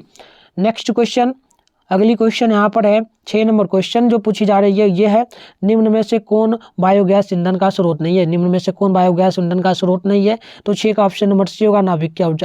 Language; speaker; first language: Hindi; native; Hindi